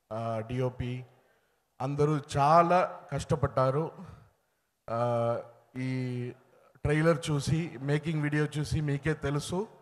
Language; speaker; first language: Telugu; non-native, learner; Tamil